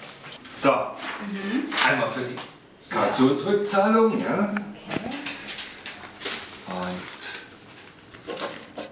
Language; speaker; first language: German; native; German